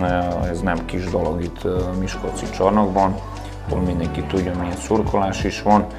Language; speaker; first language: Hungarian; non-native, fluent; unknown